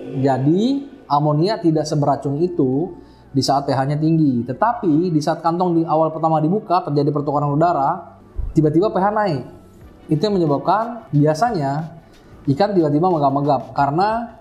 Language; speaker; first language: Indonesian; native; Indonesian